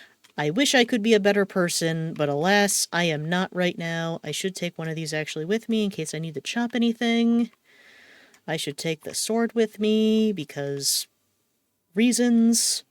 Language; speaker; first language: English; native; English